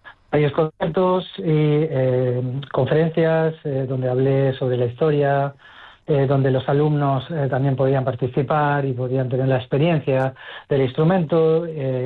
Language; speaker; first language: Spanish; native; Spanish